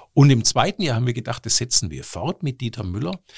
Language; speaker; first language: German; native; German